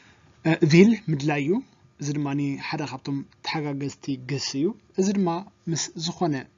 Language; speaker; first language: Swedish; non-native, fluent; Tigrinya